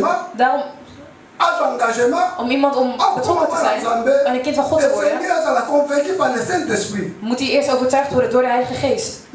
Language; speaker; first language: Dutch; non-native, fluent; Lingala